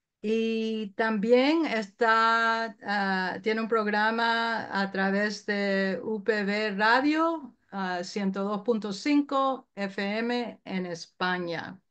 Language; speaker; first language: Spanish; early bilingual, heritage; Spanish